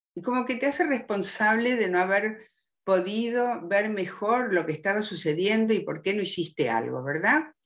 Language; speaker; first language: Spanish; early bilingual, other home language; German